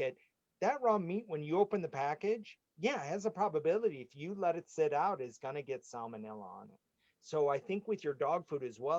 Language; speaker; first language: English; native; English